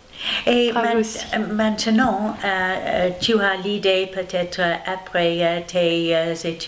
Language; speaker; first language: French; non-native, learner; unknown